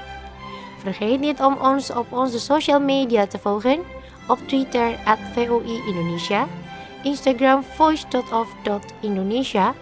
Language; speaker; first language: Dutch; non-native, learner; Indonesian